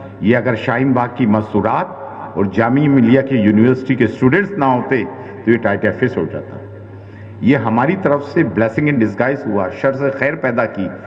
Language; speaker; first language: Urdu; native; Urdu